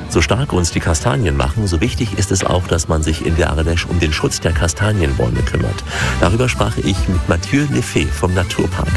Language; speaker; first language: German; native; German